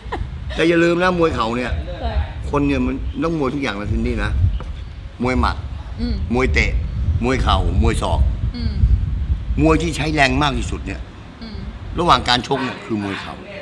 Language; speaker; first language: Thai; native; Thai